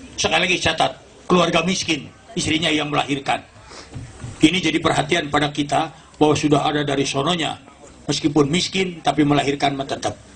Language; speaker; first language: Indonesian; non-native, local second language; Sundanese